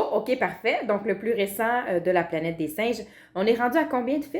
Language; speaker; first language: French; native; French